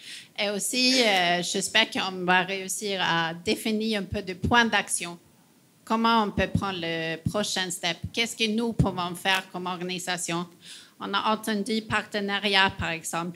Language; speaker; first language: French; non-native, fluent; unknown